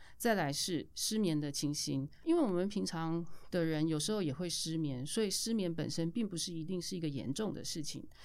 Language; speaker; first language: Chinese; native; Chinese